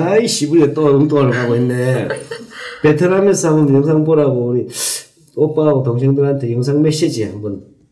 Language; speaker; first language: Korean; native; Korean